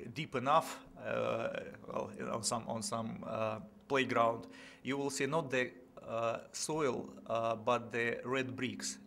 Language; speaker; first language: English; non-native, fluent; Russian